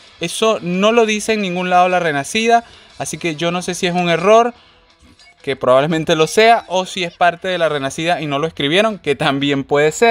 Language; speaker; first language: Spanish; native; Spanish